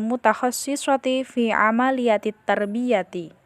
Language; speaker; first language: Arabic; non-native, learner; Indonesian